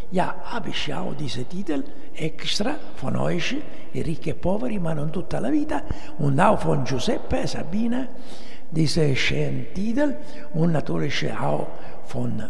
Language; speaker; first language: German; non-native, learner; Italian